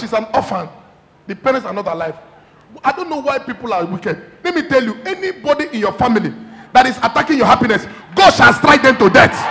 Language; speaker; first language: English; non-native, local second language; Igbo